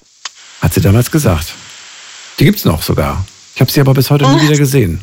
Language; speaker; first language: German; native; German